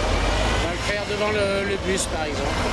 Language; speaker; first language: French; native; French